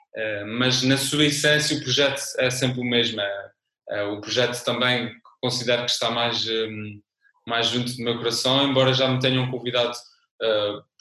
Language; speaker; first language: Portuguese; native; Portuguese